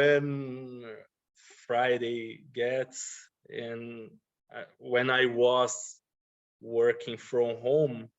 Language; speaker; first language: English; non-native, learner; Portuguese